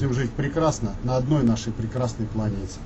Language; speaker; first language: Russian; native; Russian